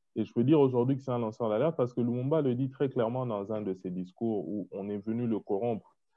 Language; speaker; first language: French; non-native, local second language; Lingala